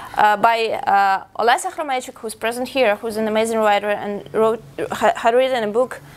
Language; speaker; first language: English; non-native, fluent; Russian